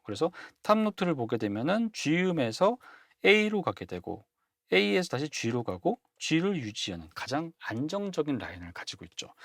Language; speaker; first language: Korean; native; Korean